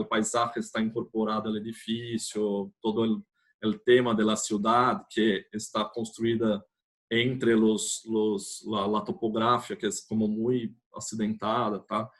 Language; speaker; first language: Spanish; non-native, fluent; Portuguese